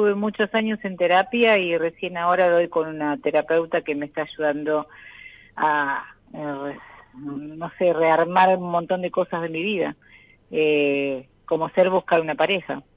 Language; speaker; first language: Spanish; native; Spanish